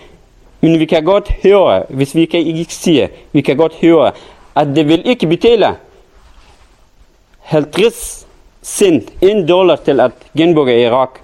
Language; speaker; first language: Danish; non-native, learner; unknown